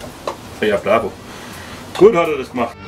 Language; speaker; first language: German; native; German